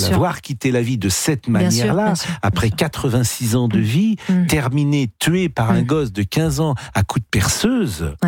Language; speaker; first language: French; native; French